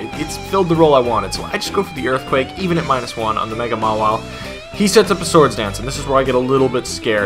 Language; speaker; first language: English; native; English